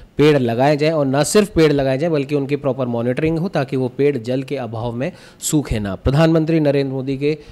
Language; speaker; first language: Hindi; native; Hindi